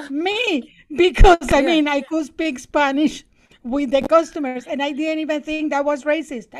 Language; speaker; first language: English; non-native, fluent; Spanish